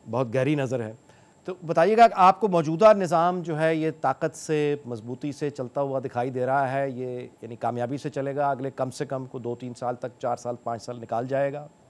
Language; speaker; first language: Urdu; native; Urdu